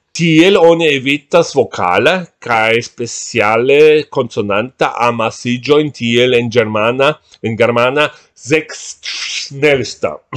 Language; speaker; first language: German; non-native, fluent; Portuguese